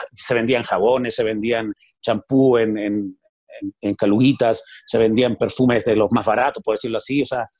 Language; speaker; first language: Spanish; native; Spanish